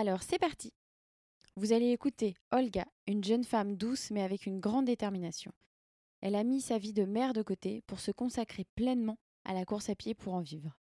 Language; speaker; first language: French; native; French